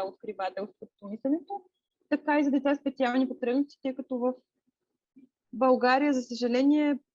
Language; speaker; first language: Bulgarian; native; Bulgarian